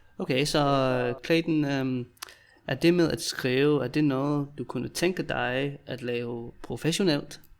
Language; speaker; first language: Danish; native; Danish